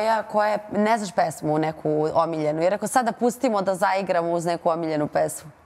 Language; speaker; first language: Bosnian; native; Bosnian